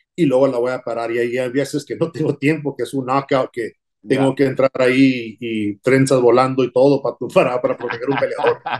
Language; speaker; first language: Spanish; early bilingual, heritage; Spanish